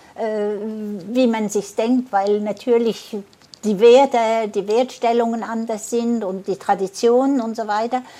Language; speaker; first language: German; early bilingual, heritage; German